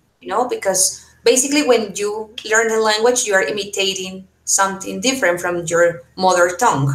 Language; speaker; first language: English; non-native, fluent; Spanish